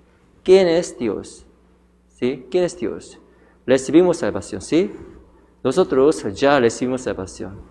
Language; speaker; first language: Spanish; non-native, learner; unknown